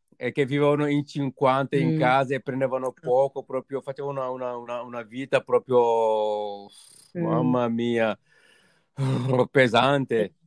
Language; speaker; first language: Italian; non-native, fluent; Wolof